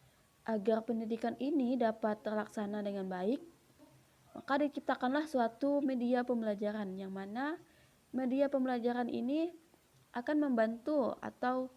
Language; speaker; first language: Indonesian; native; Indonesian